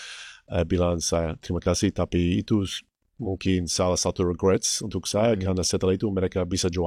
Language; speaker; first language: Indonesian; non-native, fluent; English